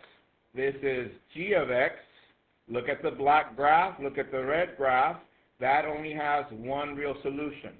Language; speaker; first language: English; native; English